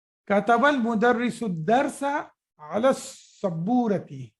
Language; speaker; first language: Arabic; non-native, fluent; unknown